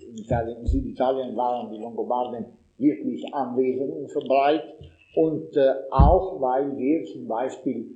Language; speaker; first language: German; non-native, learner; Italian